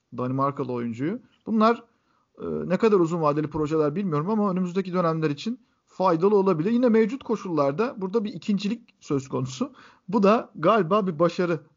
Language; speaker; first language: Turkish; native; Turkish